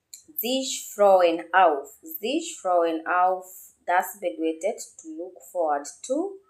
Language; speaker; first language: German; non-native, learner; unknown